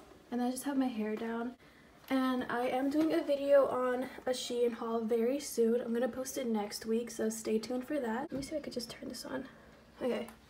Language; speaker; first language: English; early bilingual, other home language; Spanish